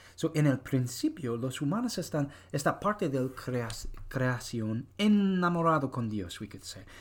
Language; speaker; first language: Spanish; non-native, learner; English